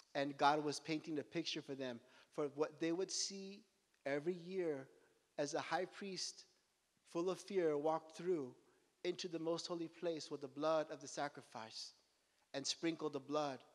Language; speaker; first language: English; early bilingual, other home language; Spanish